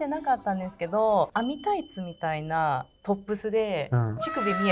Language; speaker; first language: Japanese; native; Japanese